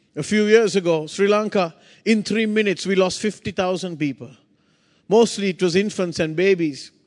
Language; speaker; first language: English; non-native, local second language; Sinhala